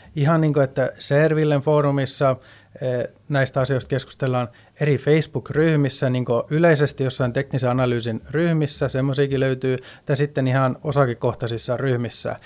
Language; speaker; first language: Finnish; early bilingual, heritage; Finnish